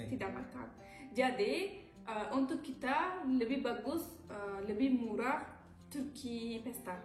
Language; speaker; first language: Indonesian; non-native, learner; Turkish